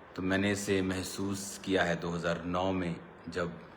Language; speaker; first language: Hindi; non-native, local second language; Punjabi